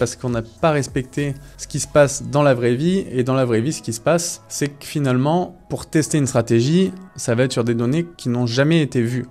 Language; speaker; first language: French; native; French